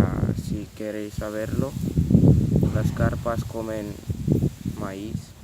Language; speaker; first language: Spanish; non-native, local second language; Catalan